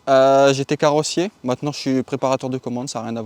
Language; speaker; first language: French; native; French